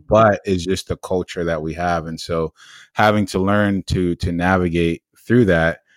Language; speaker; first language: English; early bilingual, other home language; Lingala